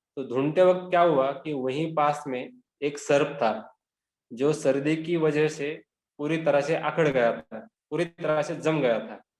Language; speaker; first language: Hindi; non-native, local second language; Marathi